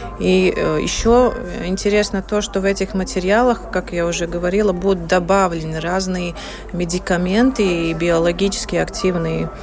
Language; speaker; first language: Russian; non-native, local second language; Latvian